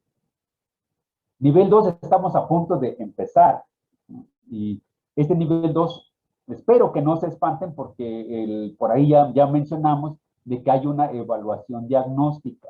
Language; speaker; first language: Spanish; native; Spanish